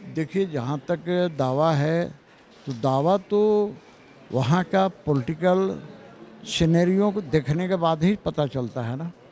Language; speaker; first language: Hindi; native; Hindi